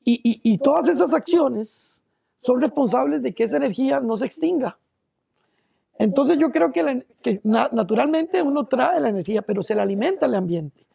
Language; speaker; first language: Spanish; native; Spanish